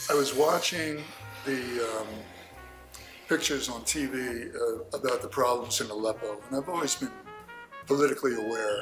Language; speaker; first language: English; native; English